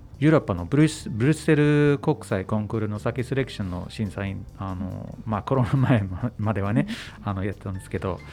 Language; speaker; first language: Japanese; non-native, fluent; English